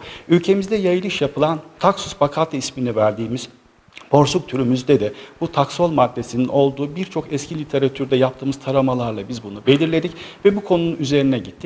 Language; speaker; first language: Turkish; native; Turkish